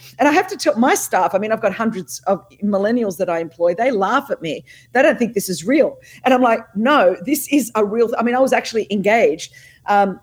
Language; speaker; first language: English; non-native, local second language; Greek